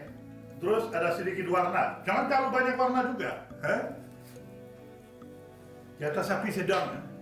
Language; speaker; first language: Indonesian; non-native, fluent; French